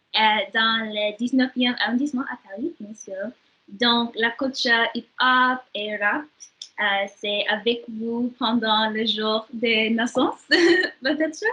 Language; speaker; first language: French; non-native, learner; English